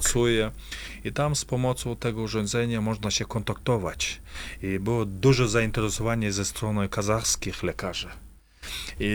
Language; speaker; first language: Polish; non-native, fluent; Kazakh